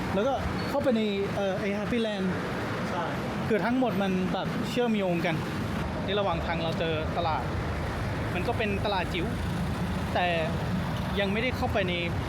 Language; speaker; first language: Thai; non-native, fluent; English